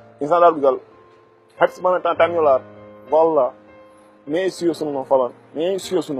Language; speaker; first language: Turkish; non-native, learner; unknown